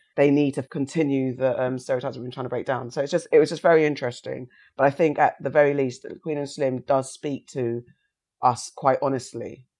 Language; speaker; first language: English; native; English